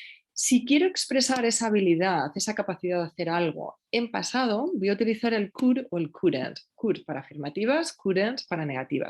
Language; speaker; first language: Spanish; native; Spanish